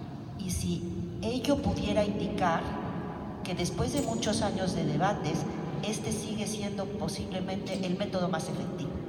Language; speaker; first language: Spanish; native; Spanish